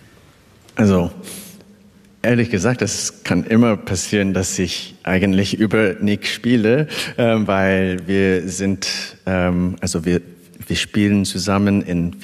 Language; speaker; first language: German; non-native, fluent; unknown